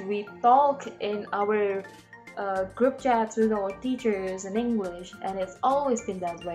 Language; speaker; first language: English; non-native, learner; Indonesian